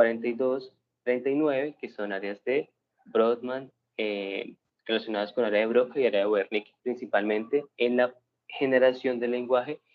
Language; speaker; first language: Spanish; native; Spanish